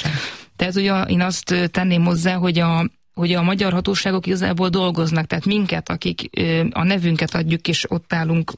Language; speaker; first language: Hungarian; native; Hungarian